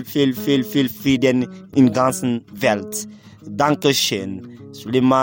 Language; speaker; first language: German; non-native, learner; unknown